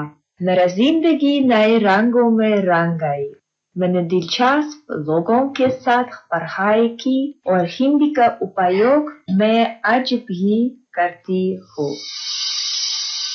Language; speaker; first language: Hindi; non-native, fluent; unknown